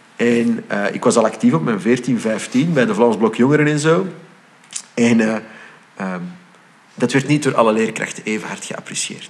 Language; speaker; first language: Dutch; native; Dutch